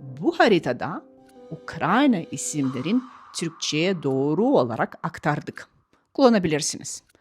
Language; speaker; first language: Turkish; non-native, fluent; Ukrainian